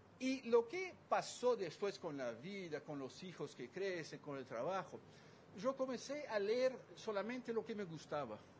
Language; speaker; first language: Spanish; non-native, fluent; Dutch